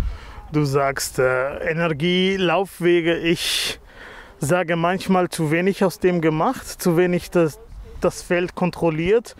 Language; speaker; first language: German; native; German